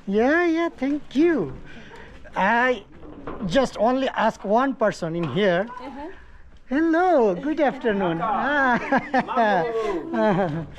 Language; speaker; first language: English; non-native, local second language; Bangla